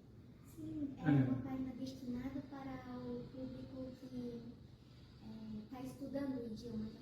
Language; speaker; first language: Portuguese; early bilingual, heritage; Portuguese